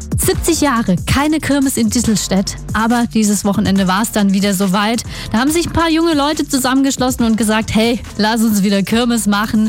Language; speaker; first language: German; native; German